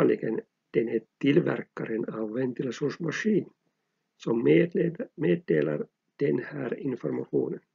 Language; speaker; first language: Swedish; non-native, local second language; Finnish